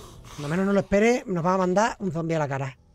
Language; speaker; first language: Spanish; native; Spanish